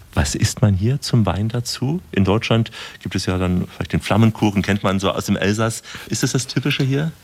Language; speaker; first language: German; native; German